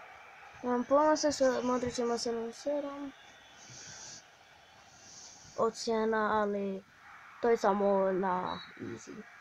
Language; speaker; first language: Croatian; early bilingual, heritage; Croatian